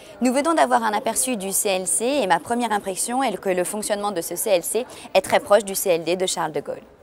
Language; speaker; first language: French; native; French